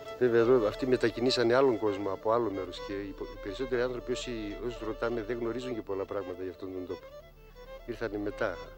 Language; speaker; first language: Greek; early bilingual, heritage; Greek